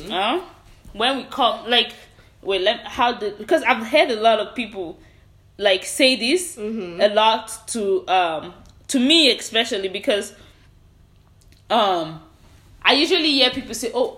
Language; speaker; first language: English; non-native, local second language; Yoruba